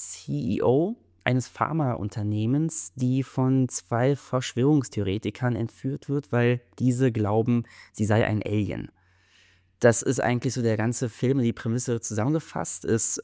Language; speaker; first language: German; native; German